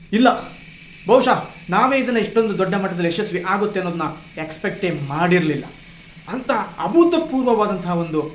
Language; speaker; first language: Kannada; non-native, local second language; Kodava